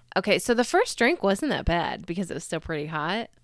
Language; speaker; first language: English; native; English